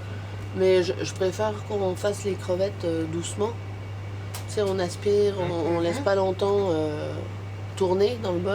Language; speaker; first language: French; native; French